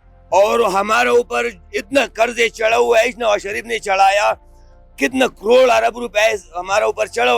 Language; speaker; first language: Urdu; non-native, local second language; Pashto